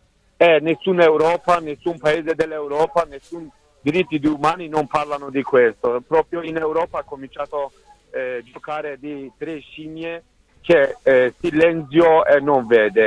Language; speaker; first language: Italian; non-native, learner; Kurdish